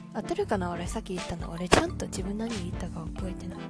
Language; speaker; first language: Japanese; non-native, learner; Cantonese